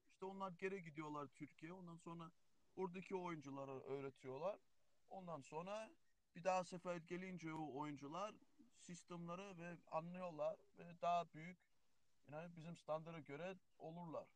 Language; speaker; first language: Turkish; early bilingual, heritage; Turkish